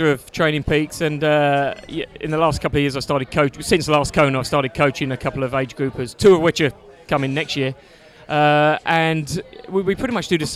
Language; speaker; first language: English; native; English